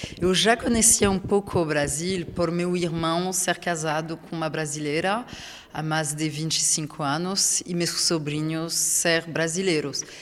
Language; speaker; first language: Portuguese; non-native, fluent; French